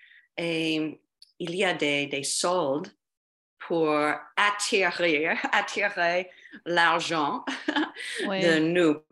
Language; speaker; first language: French; non-native, fluent; English